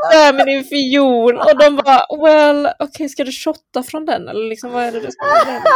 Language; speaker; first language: Swedish; early bilingual, other home language; Chinese